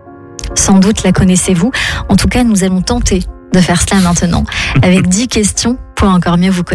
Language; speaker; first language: French; native; French